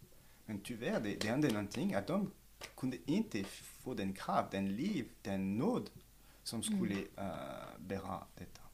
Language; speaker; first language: Swedish; non-native, fluent; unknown